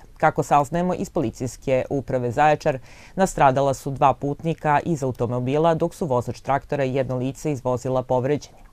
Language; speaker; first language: Serbian; native; Serbian